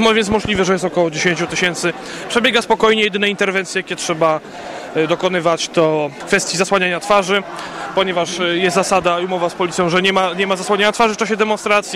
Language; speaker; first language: Polish; native; Polish